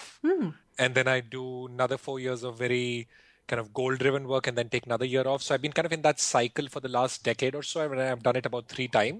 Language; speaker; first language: English; non-native, local second language; Hindi